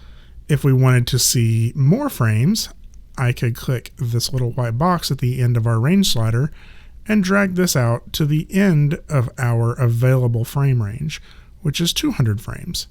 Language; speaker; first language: English; native; English